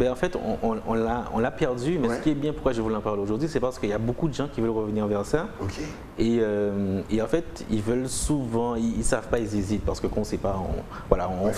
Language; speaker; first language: French; native; French